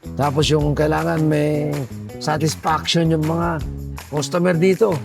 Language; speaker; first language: Filipino; native; Filipino